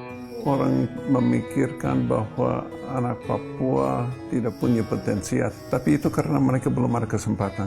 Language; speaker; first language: Indonesian; non-native, fluent; English